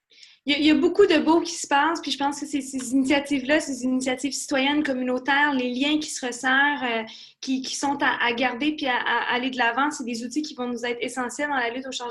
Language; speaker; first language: French; native; French